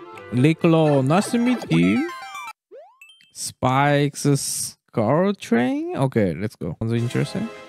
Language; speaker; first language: English; non-native, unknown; Japanese